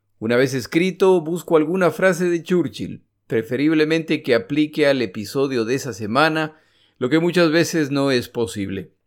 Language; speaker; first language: Spanish; native; Spanish